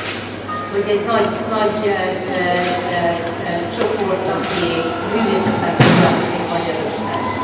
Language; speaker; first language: Hungarian; non-native, learner; English